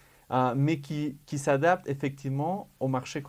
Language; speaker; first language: French; non-native, fluent; Spanish